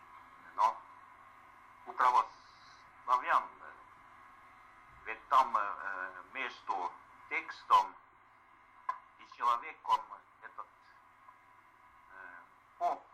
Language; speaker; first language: Russian; non-native, fluent; Estonian